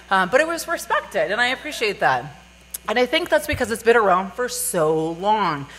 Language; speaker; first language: English; native; English